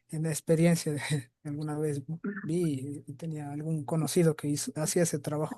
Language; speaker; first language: Spanish; native; Spanish